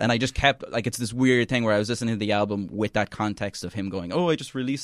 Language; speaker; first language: English; native; English